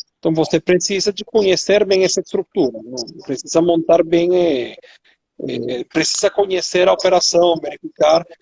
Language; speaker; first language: Portuguese; non-native, fluent; Spanish